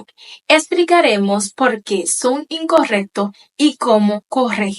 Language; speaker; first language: Spanish; non-native, fluent; Haitian Creole